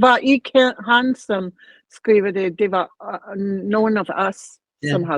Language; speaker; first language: Danish; non-native, learner; English